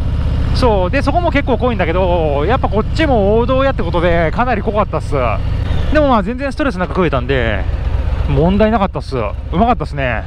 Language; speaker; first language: Japanese; native; Japanese